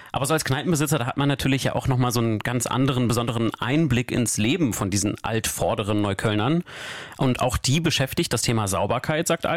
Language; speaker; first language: German; native; German